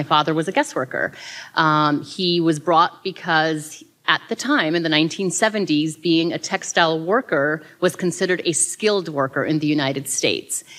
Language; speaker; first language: English; early bilingual, other home language; Spanish